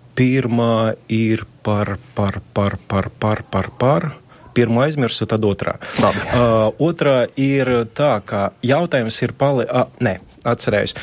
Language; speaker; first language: Latvian; non-native, local second language; Russian